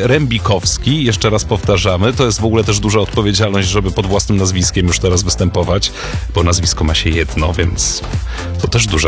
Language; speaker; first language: Polish; native; Polish